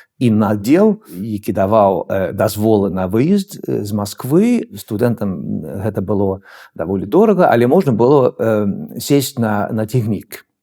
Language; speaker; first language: Belarusian; non-native, fluent; Swedish